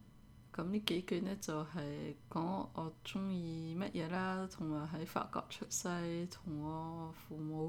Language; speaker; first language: Cantonese; early bilingual, heritage; Cantonese